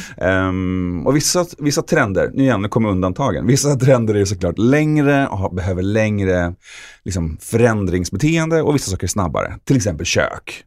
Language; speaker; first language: Swedish; native; Swedish